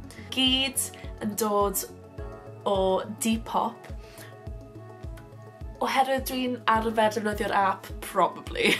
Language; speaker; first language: Welsh; non-native, local second language; English